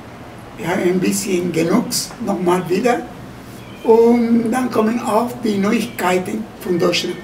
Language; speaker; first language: German; non-native, learner; Spanish